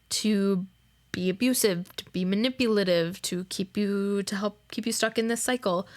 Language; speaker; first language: English; native; English